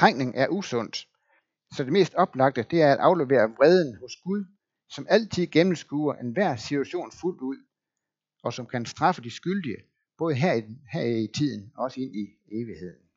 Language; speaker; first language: Danish; native; Danish